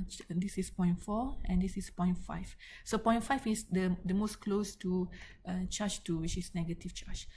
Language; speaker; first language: English; non-native, local second language; Malay